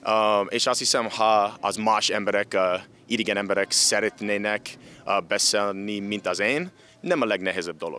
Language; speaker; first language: Hungarian; non-native, learner; English